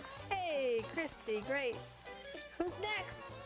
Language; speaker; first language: English; native; English